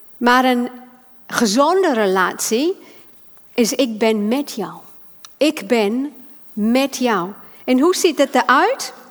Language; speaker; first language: Dutch; non-native, fluent; English